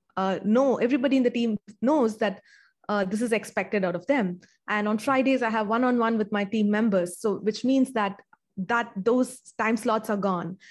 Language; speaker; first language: English; non-native, local second language; Tamil